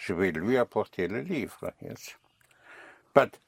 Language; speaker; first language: French; non-native, fluent; English